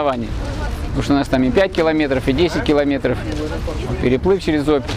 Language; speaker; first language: Russian; native; Russian